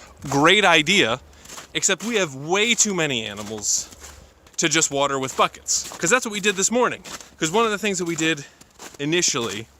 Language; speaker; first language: English; native; English